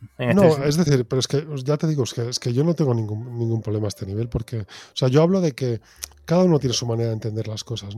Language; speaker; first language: Spanish; native; Spanish